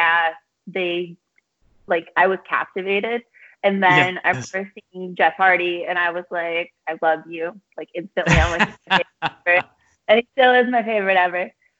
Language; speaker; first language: English; native; English